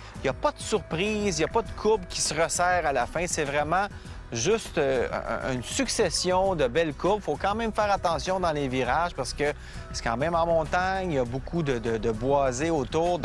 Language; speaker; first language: French; native; French